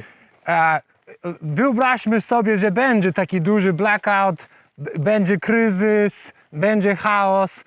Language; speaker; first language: Polish; non-native, fluent; English